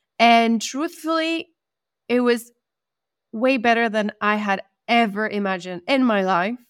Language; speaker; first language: English; non-native, fluent; Spanish